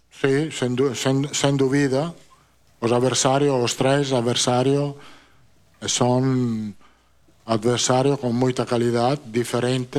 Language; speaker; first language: Portuguese; non-native, fluent; Italian